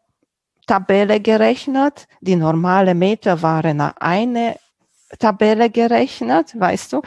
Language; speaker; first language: German; non-native, local second language; Romanian